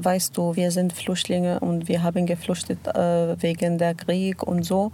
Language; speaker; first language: German; non-native, learner; Arabic